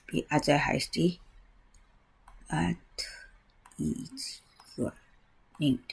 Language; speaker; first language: English; non-native, learner; Japanese